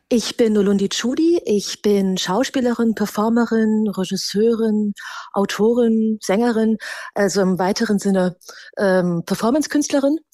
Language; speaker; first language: German; native; German